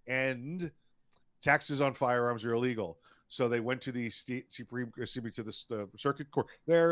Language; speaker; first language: English; native; English